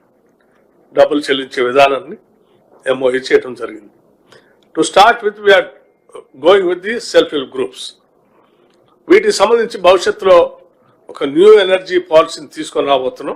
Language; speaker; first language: Telugu; native; Telugu